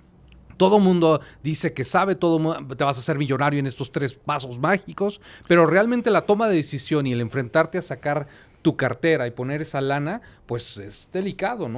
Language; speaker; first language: Spanish; native; Spanish